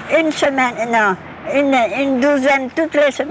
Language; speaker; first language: French; non-native, local second language; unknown